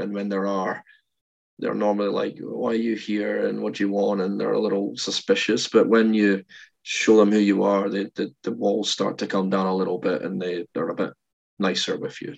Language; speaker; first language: English; native; English